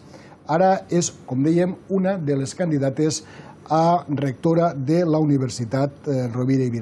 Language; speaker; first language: Catalan; native; Catalan